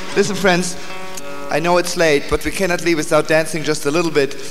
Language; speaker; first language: English; native; English